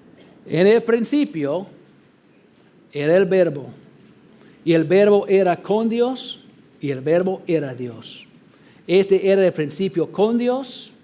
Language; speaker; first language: Spanish; non-native, fluent; English